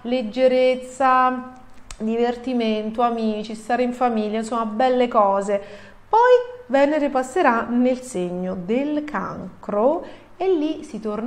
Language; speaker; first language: Italian; native; Italian